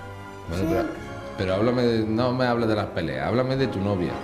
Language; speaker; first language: Spanish; native; Spanish